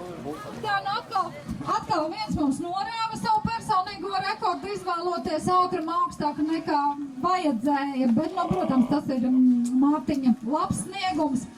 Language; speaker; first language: Latvian; native; Latvian